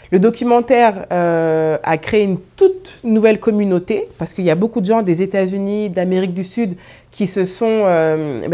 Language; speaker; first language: French; native; French